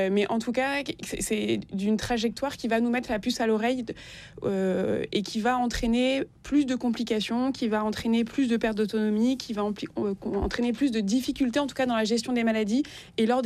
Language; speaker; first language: French; native; French